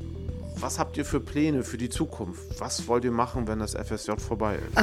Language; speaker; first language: German; native; German